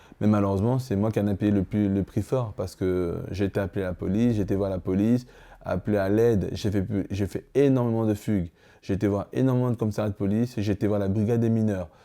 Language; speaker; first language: French; early bilingual, other home language; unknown